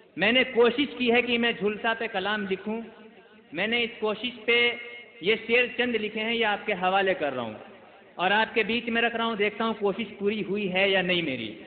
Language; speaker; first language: Urdu; native; Urdu